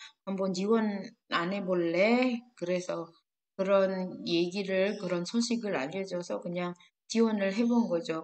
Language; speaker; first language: Korean; non-native, fluent; Indonesian